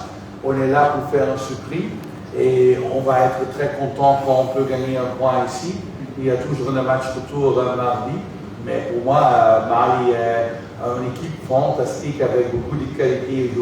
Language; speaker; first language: French; non-native, fluent; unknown